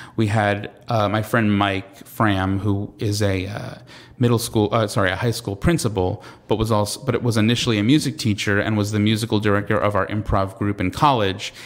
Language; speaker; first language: English; native; English